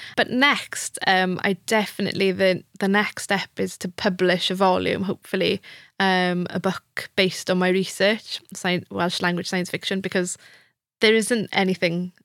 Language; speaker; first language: English; non-native, local second language; Welsh